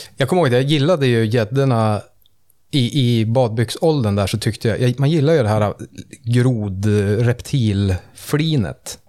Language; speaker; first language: Swedish; native; Swedish